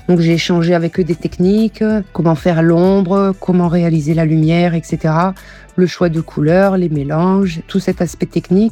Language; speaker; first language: French; early bilingual, other home language; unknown